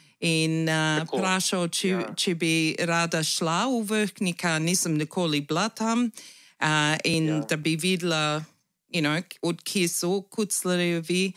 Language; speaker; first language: Slovenian; early bilingual, heritage; English